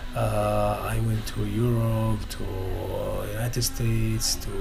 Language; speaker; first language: English; non-native, learner; Arabic